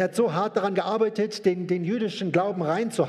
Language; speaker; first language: German; native; German